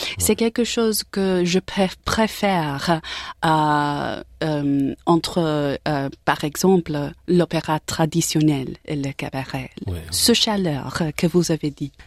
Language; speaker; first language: French; non-native, learner; English